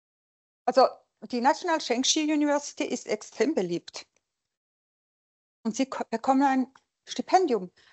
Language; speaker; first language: German; non-native, local second language; French